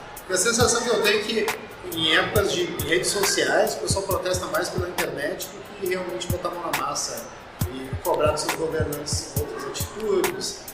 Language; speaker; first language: Portuguese; native; Portuguese